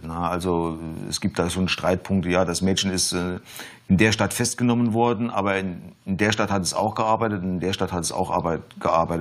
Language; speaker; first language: German; native; German